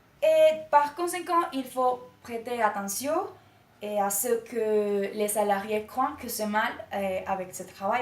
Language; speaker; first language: French; non-native, learner; Spanish